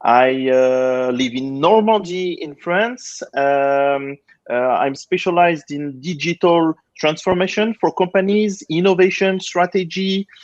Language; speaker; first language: English; non-native, fluent; French